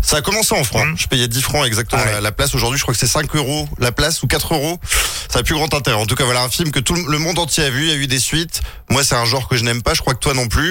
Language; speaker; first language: French; native; French